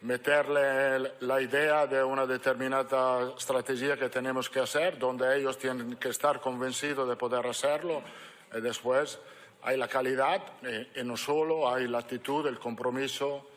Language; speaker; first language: Spanish; non-native, fluent; Italian